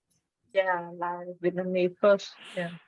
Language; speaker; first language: English; non-native, learner; Vietnamese